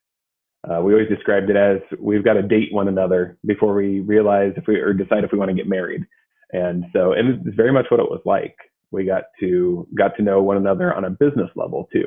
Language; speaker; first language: English; native; English